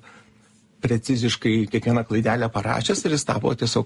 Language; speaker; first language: Lithuanian; native; Lithuanian